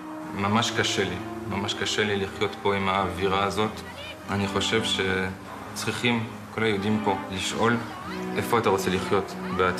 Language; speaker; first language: Hebrew; early bilingual, heritage; Hebrew